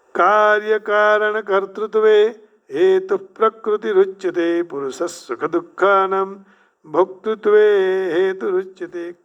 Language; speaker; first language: Hindi; non-native, local second language; Gujarati